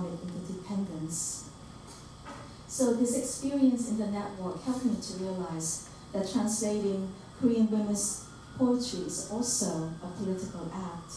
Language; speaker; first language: English; early bilingual, other home language; Korean